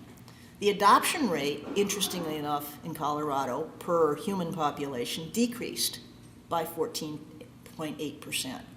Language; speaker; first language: English; native; English